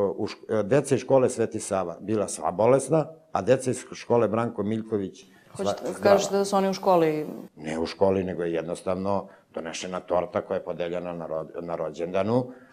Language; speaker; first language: Serbian; native; Serbian